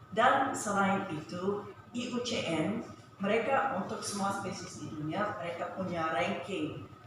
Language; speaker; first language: Indonesian; non-native, fluent; English